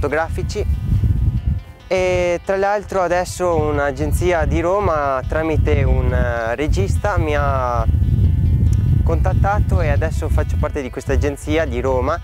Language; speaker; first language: Italian; native; Italian